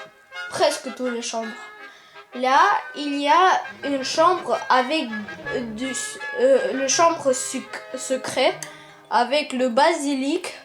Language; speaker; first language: French; non-native, learner; Russian